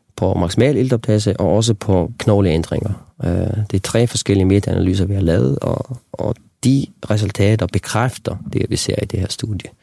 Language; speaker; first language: Danish; non-native, local second language; Faroese